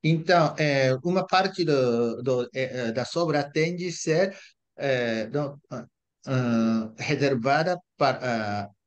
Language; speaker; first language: Portuguese; non-native, fluent; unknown